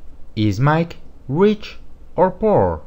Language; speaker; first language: English; non-native, fluent; Spanish